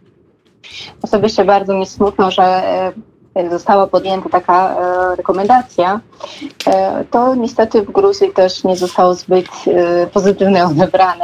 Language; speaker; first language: Polish; non-native, fluent; Georgian